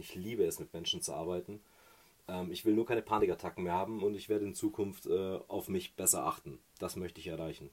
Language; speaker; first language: German; native; German